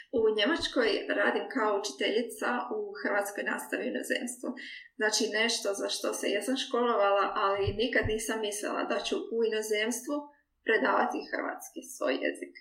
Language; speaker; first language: Croatian; native; Croatian